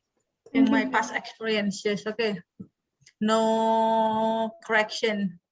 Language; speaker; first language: English; non-native, fluent; Indonesian